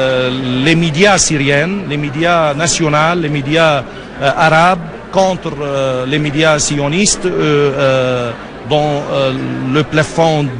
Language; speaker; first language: French; non-native, fluent; Arabic